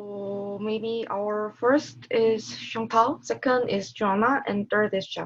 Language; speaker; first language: English; non-native, learner; Korean